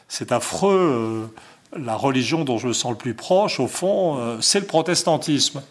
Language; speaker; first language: French; native; French